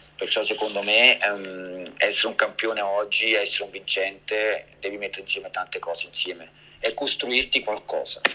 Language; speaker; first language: Italian; early bilingual, heritage; Italian